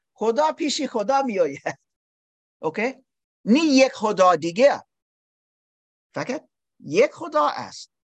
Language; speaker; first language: Persian; non-native, learner; English